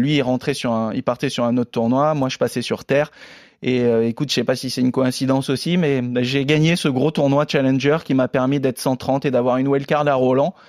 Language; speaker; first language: French; native; French